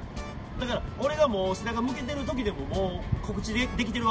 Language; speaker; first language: Japanese; native; Japanese